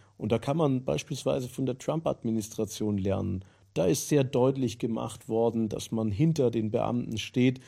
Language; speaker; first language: German; native; German